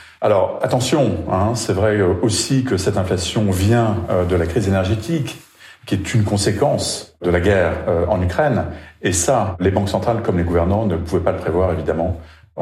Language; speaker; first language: French; native; French